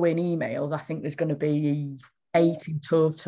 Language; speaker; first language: English; native; English